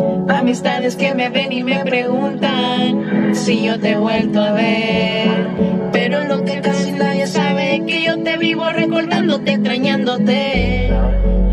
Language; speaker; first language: Spanish; early bilingual, heritage; Spanish